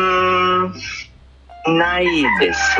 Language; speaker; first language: Japanese; non-native, learner; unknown